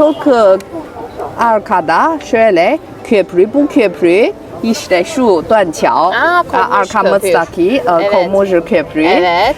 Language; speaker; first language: Turkish; non-native, fluent; Chinese